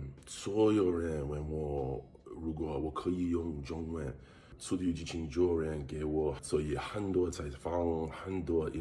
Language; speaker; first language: Chinese; non-native, learner; English